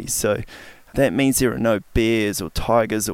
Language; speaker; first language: English; native; English